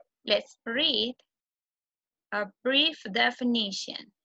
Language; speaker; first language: English; non-native, fluent; Spanish